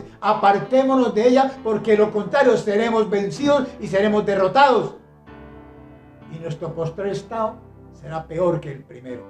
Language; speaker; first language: Spanish; native; Spanish